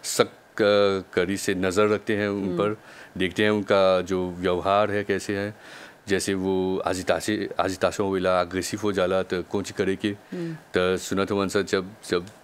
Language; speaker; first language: Hindi; non-native, local second language; Bhojpuri